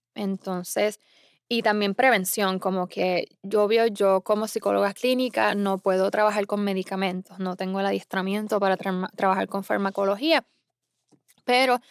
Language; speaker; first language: Spanish; native; Spanish